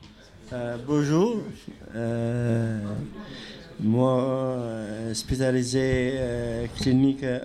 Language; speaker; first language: French; non-native, learner; Albanian